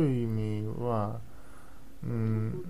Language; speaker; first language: Japanese; non-native, learner; Chinese